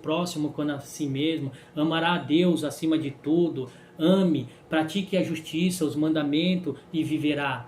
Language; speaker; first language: Portuguese; native; Portuguese